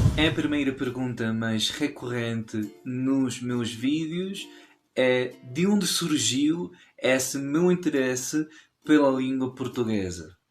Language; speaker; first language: Portuguese; non-native, fluent; Spanish